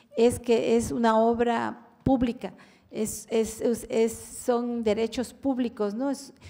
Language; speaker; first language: Spanish; native; Spanish